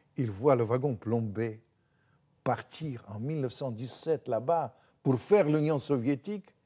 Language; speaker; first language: French; non-native, fluent; Russian